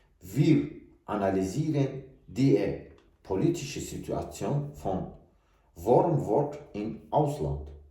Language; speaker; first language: German; non-native, learner; Tajik